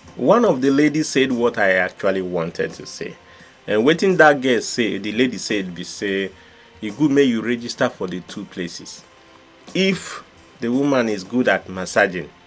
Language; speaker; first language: Nigerian Pidgin; non-native, local second language; Igbo